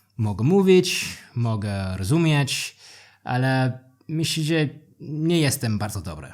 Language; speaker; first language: Polish; non-native, learner; English